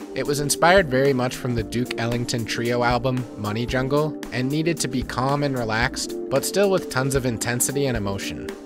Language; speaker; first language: English; native; English